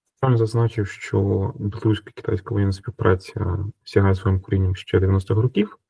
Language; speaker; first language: Ukrainian; native; Ukrainian